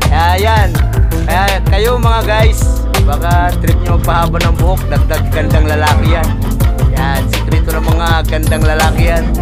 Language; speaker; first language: Filipino; non-native, local second language; Iloko